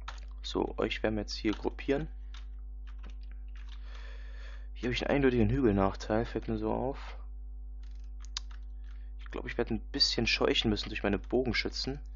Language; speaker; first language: German; native; German